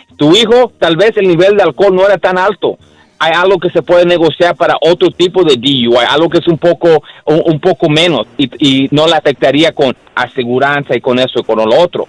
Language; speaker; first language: Spanish; early bilingual, heritage; Spanish